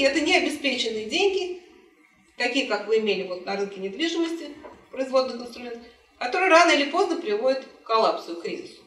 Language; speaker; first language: Russian; native; Russian